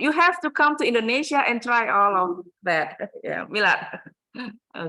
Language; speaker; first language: English; non-native, fluent; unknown